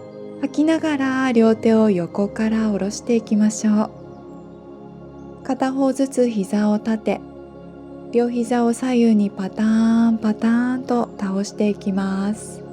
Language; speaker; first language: Japanese; native; Japanese